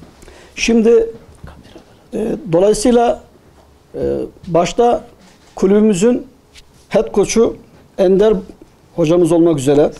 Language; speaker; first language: Turkish; native; Turkish